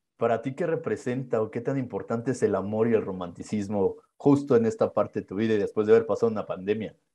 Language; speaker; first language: Spanish; native; Spanish